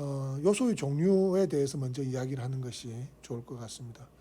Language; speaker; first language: Korean; native; Korean